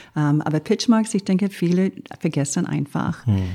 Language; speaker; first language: German; non-native, fluent; English